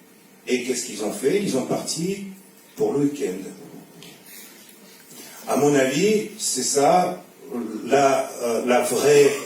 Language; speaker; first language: French; non-native, fluent; Russian